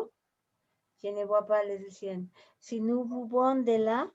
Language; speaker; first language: French; non-native, learner; Spanish